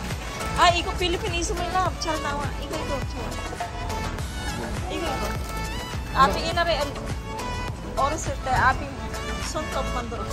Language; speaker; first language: Korean; non-native, learner; Filipino